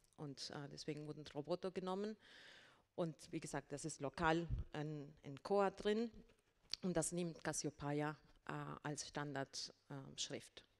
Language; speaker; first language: German; non-native, fluent; Spanish